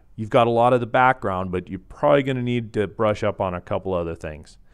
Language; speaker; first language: English; native; English